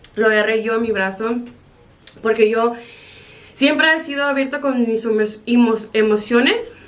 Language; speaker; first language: Spanish; early bilingual, heritage; Spanish